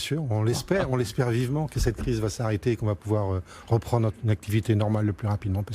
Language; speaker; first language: French; native; French